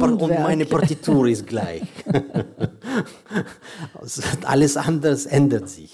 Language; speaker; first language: German; non-native, fluent; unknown